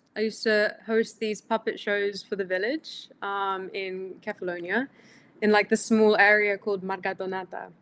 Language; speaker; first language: English; early bilingual, other home language; Greek